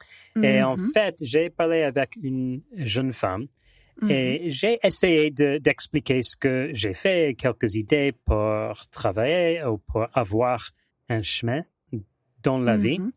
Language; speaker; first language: French; non-native, fluent; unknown